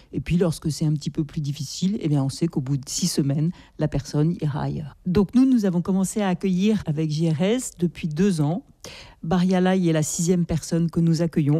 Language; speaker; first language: French; native; French